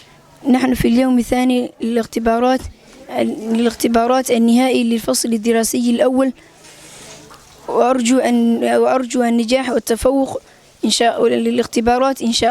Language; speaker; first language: Arabic; non-native, learner; Somali